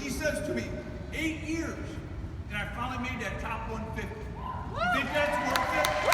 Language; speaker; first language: English; native; English